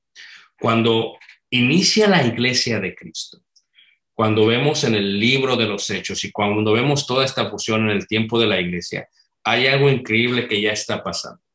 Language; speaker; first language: Spanish; native; Spanish